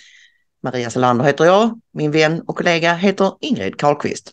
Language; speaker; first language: Swedish; native; Swedish